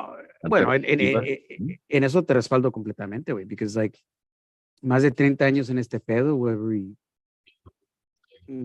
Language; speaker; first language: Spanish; early bilingual, heritage; Spanish